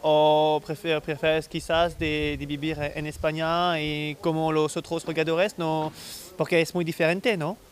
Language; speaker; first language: Spanish; non-native, learner; French